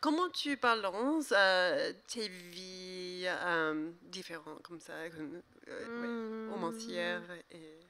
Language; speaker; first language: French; non-native, learner; English